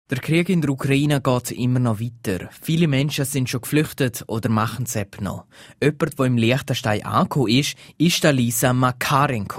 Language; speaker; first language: German; native; German